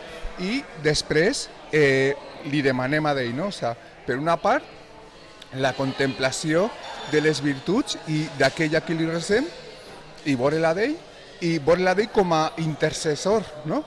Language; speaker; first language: Catalan; native; Catalan